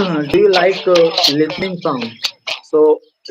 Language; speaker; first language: English; non-native, fluent; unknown